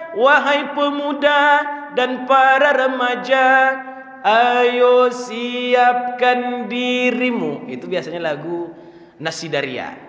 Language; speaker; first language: Malay; native; Malay